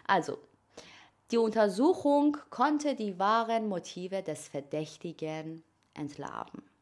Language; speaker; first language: German; non-native, fluent; Persian